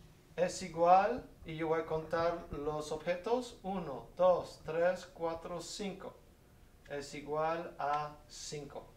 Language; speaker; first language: Spanish; non-native, fluent; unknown